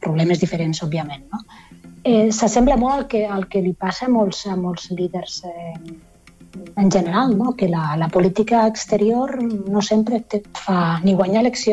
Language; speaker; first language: Catalan; native; Catalan